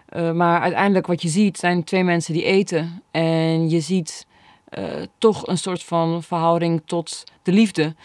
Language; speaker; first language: Dutch; early bilingual, other home language; Bosnian